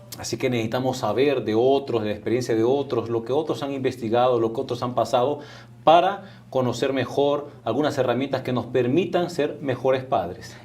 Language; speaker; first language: Spanish; native; Spanish